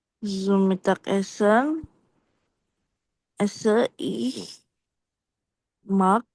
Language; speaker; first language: German; non-native, learner; Indonesian